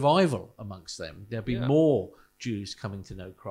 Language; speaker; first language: English; native; English